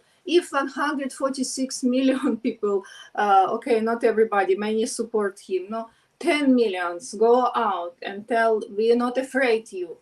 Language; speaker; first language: English; non-native, learner; Ukrainian